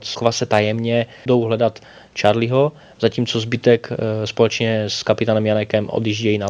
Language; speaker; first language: Czech; native; Czech